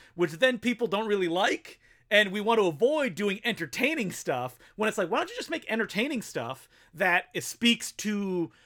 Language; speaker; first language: English; non-native, fluent; French